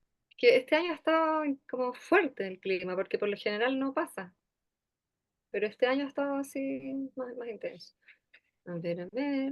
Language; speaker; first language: Spanish; native; Spanish